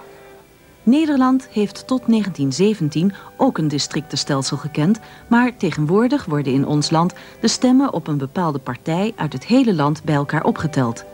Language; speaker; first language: Dutch; native; Dutch